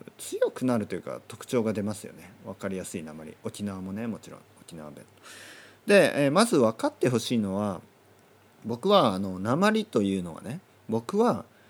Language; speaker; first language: Japanese; native; Japanese